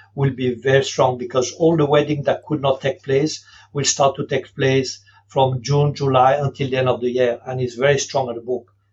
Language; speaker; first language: English; non-native, fluent; French